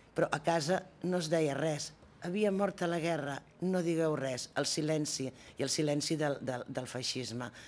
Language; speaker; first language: Catalan; native; Catalan